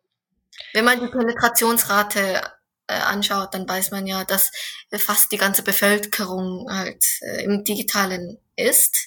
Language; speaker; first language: German; non-native, fluent; Korean